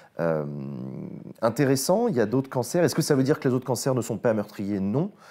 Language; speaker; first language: French; native; French